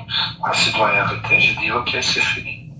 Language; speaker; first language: French; non-native, learner; Dutch